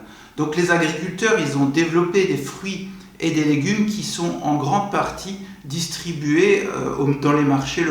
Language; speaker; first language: French; native; French